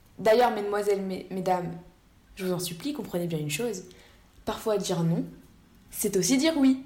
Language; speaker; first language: French; native; French